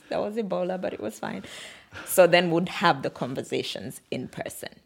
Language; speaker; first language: English; non-native, local second language; Bemba